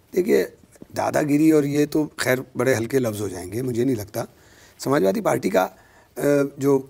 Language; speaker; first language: Hindi; native; Hindi